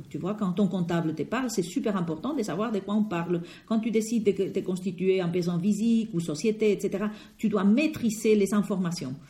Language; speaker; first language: French; non-native, fluent; Spanish